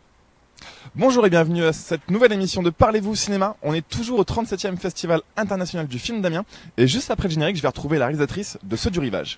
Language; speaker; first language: French; native; French